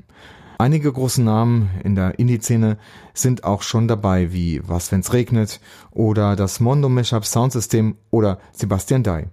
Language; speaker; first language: German; native; German